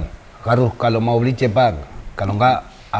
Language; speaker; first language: Indonesian; non-native, fluent; Spanish